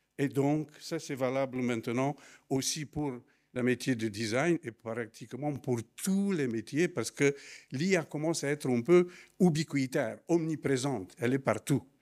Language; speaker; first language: French; non-native, fluent; Romanian